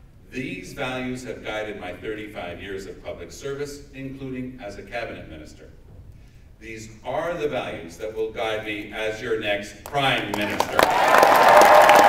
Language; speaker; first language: English; early bilingual, other home language; French